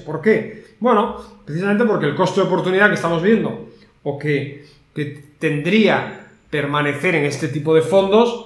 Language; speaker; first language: Spanish; native; Spanish